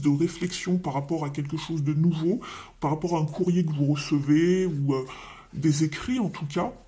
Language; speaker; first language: French; native; French